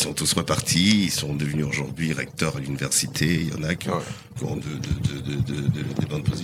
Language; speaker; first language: French; non-native, fluent; Portuguese